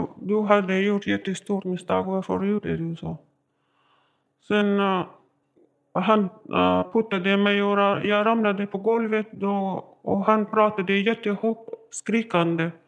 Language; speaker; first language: Swedish; non-native, learner; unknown